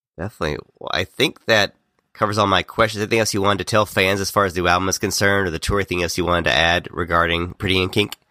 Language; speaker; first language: English; native; English